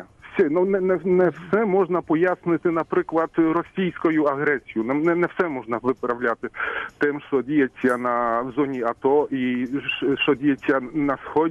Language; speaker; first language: Ukrainian; non-native, fluent; Polish